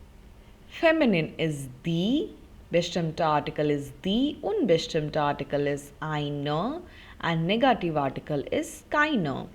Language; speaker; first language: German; non-native, fluent; Hindi